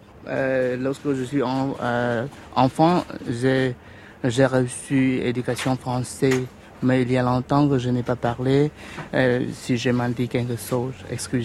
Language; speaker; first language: French; non-native, learner; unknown